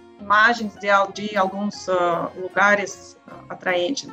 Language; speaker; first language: Portuguese; non-native, learner; Russian